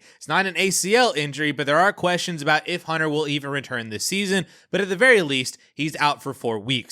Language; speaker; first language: English; native; English